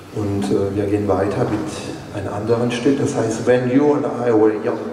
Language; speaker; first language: German; non-native, learner; French